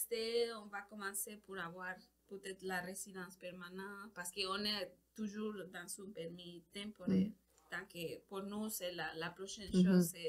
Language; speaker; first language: French; non-native, learner; Spanish